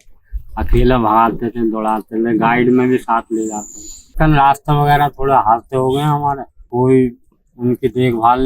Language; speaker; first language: Hindi; native; Hindi